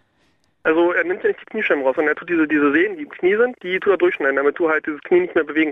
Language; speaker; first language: German; native; German